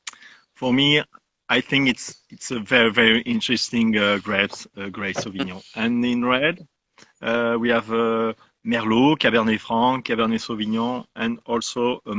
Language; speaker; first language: English; non-native, learner; French